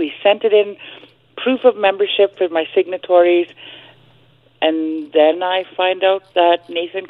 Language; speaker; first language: English; native; English